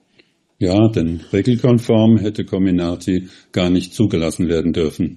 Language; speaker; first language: German; native; German